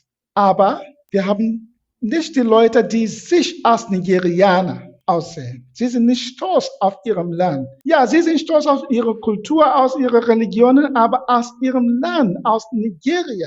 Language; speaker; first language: German; non-native, fluent; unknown